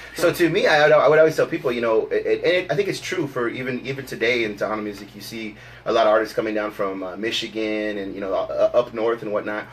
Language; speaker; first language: English; native; English